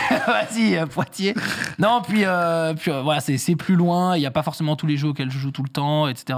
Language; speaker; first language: French; native; French